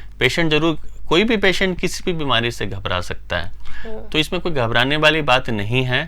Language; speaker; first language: Hindi; native; Hindi